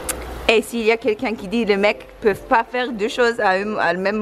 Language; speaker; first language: French; non-native, learner; English